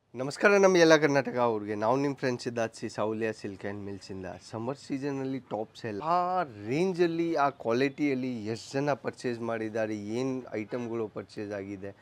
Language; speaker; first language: Kannada; non-native, local second language; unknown